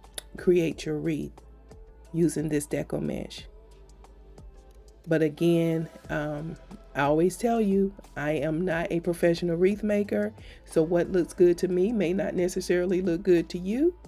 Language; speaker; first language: English; native; English